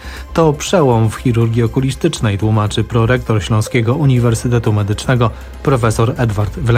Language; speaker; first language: Polish; native; Polish